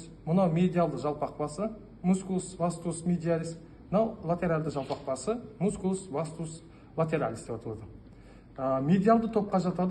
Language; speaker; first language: Kazakh; native; Kazakh